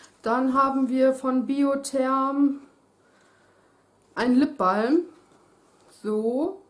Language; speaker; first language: German; native; German